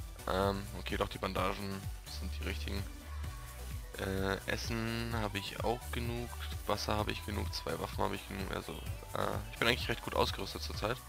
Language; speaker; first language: German; native; German